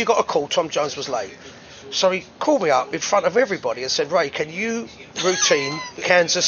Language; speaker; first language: English; native; English